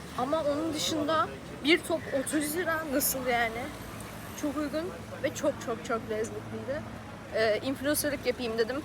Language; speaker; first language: Turkish; native; Turkish